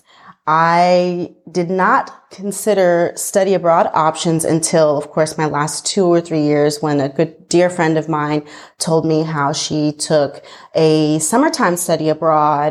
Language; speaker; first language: English; native; English